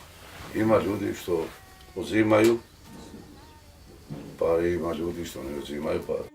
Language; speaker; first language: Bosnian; non-native, local second language; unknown